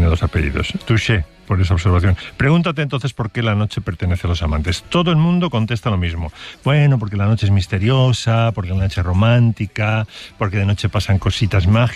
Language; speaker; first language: Spanish; native; Spanish